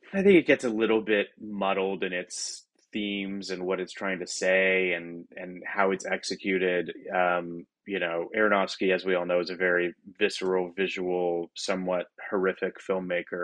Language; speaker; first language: English; native; English